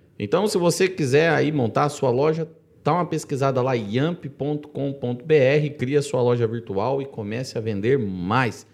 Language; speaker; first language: Portuguese; native; Portuguese